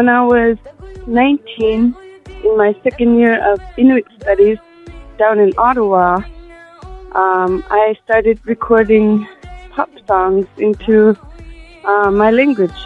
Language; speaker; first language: English; non-native, fluent; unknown